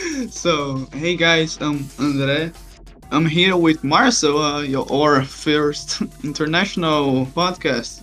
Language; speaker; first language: English; non-native, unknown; Portuguese